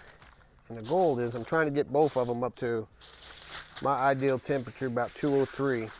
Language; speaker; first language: English; native; English